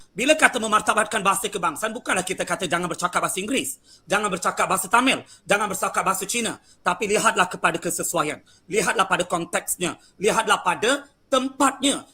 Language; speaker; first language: Malay; native; Malay